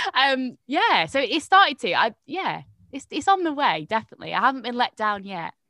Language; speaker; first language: English; native; English